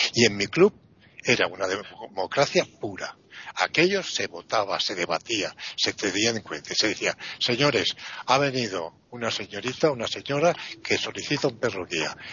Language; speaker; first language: Spanish; non-native, fluent; Italian